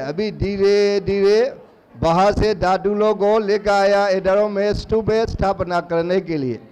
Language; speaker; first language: Hindi; non-native, learner; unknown